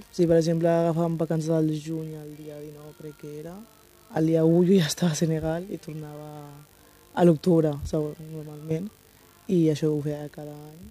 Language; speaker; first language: Catalan; early bilingual, other home language; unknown